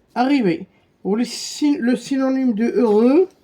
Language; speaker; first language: French; non-native, local second language; Arabic